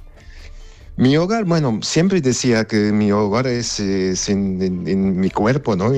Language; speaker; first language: Spanish; non-native, fluent; Armenian